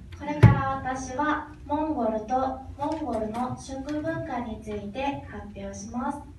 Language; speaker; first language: Japanese; non-native, fluent; Mongolian